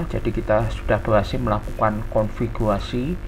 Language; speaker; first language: Indonesian; native; Indonesian